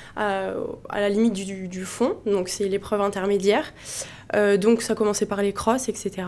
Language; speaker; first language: French; native; French